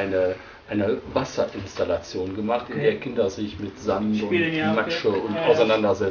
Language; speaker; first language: German; native; German